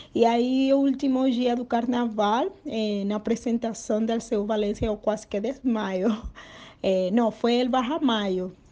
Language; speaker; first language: Portuguese; non-native, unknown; Spanish